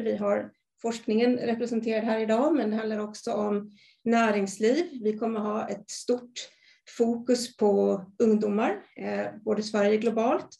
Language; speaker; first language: Swedish; native; Swedish